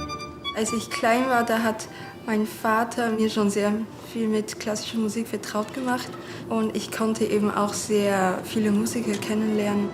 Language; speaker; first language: German; early bilingual, other home language; Chinese